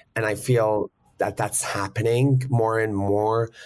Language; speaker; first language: English; early bilingual, other home language; Arabic